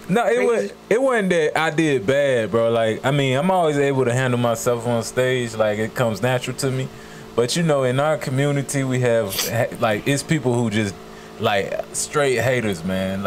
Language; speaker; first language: English; native; English